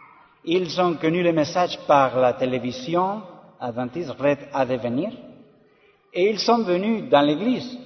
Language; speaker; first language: French; non-native, learner; Spanish